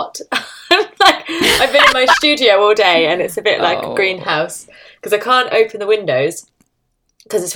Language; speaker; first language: English; native; English